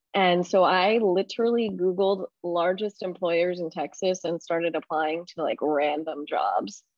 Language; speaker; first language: English; native; English